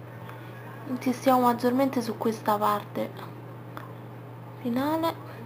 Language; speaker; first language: Italian; native; Italian